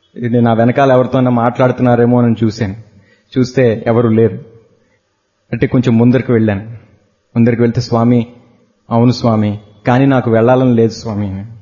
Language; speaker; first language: Telugu; native; Telugu